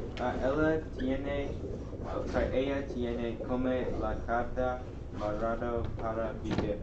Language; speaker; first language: Spanish; non-native, learner; English